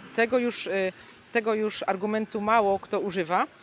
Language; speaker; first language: Polish; native; Polish